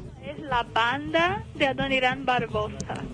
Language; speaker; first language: Spanish; non-native, learner; Portuguese